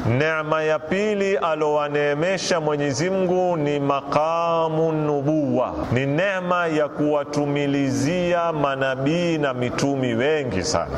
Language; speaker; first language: Swahili; native; Swahili